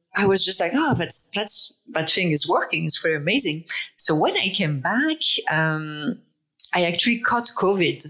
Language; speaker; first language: English; non-native, fluent; French